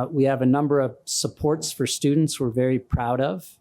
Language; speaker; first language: English; native; English